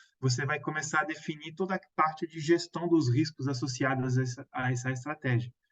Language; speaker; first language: Portuguese; non-native, fluent; French